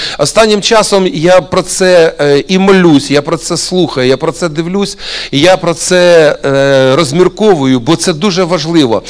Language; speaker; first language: Ukrainian; non-native, local second language; Russian